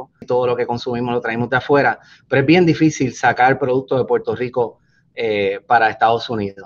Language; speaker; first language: Spanish; native; Spanish